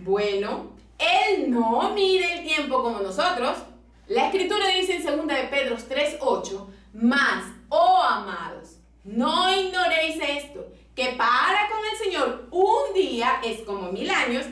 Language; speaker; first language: Spanish; native; Spanish